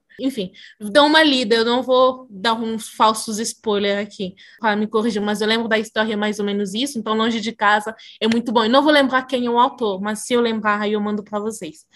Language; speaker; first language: Portuguese; early bilingual, other home language; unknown